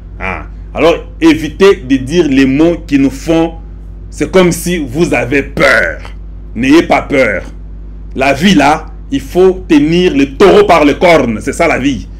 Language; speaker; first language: French; non-native, local second language; Lingala